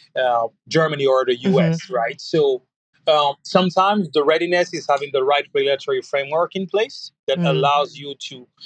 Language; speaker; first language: English; non-native, fluent; French